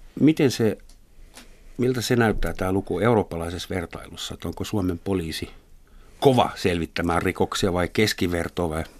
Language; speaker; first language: Finnish; non-native, fluent; German